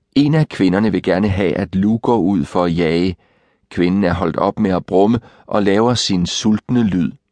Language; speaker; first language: Danish; native; Danish